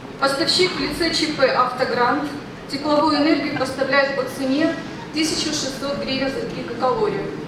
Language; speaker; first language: Russian; native; Russian